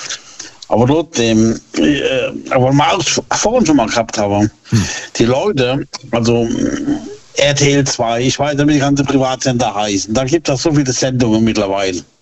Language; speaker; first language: German; native; German